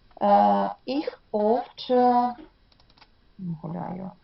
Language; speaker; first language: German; non-native, learner; Ukrainian